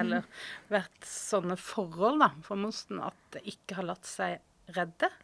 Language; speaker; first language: Norwegian; native; Norwegian